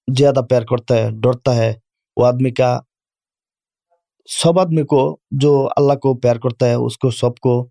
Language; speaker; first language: Urdu; non-native, learner; Bangla